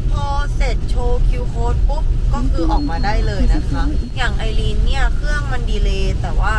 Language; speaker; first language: Thai; non-native, fluent; Korean